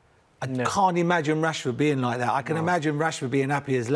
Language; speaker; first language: English; native; English